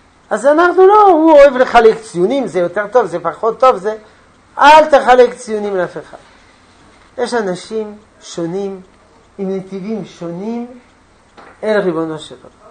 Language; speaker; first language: Hebrew; non-native, fluent; French